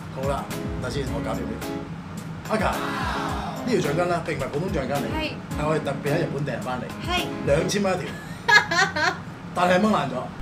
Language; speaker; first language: Cantonese; native; Cantonese